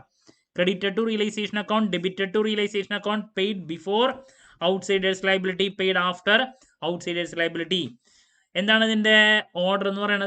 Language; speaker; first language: Malayalam; native; Malayalam